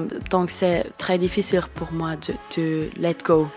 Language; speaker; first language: French; non-native, learner; Swiss German